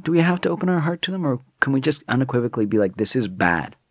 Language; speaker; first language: English; native; English